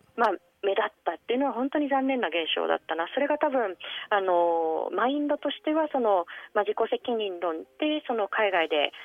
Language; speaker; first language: Japanese; native; Japanese